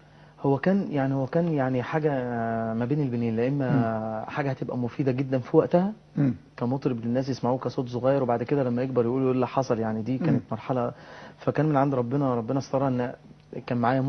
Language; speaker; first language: Arabic; native; Arabic